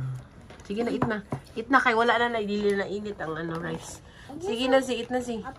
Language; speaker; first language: Filipino; non-native, local second language; Hiligaynon